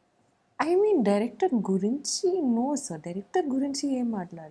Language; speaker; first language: Telugu; non-native, learner; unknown